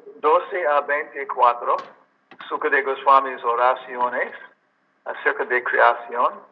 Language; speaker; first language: Spanish; non-native, learner; English